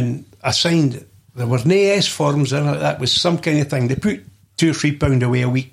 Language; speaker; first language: English; native; English